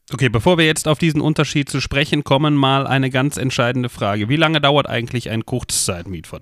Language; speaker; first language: German; native; German